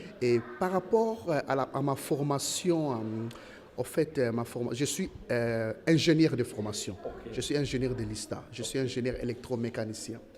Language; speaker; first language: French; non-native, local second language; Lingala